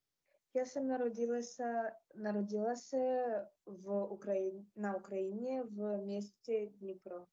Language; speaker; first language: Czech; non-native, learner; Ukrainian